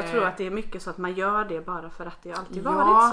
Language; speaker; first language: Swedish; native; Swedish